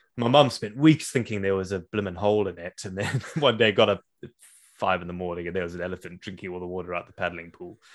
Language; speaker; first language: English; native; English